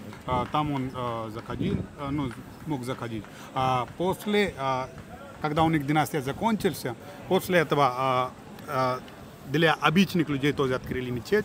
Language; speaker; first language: Russian; non-native, fluent; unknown